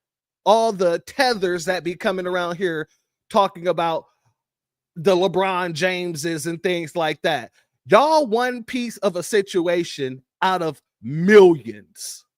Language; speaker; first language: English; native; English